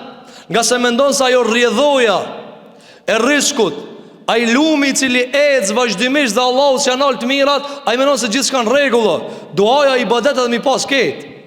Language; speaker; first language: Albanian; native; Albanian